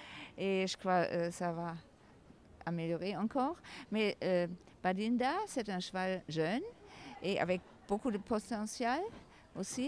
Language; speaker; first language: French; non-native, learner; German